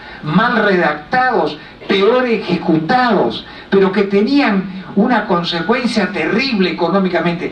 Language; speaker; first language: Spanish; native; Spanish